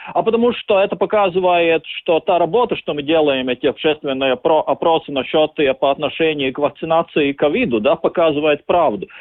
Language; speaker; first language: Russian; non-native, local second language; Latvian